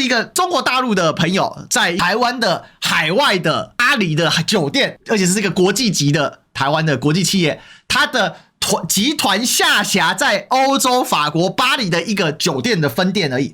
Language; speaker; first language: Chinese; native; Chinese